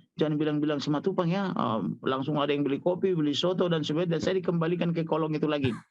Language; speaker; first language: Indonesian; non-native, local second language; Batak Toba